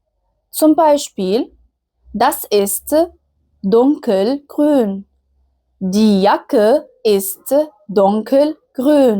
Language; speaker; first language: German; non-native, fluent; Arabic